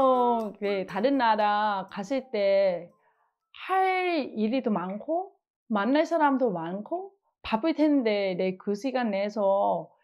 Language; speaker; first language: Korean; non-native, fluent; Vietnamese